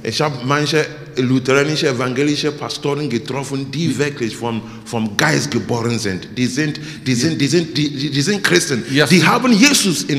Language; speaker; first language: German; non-native, learner; English